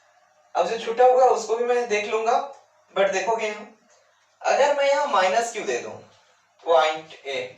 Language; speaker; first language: Hindi; native; Hindi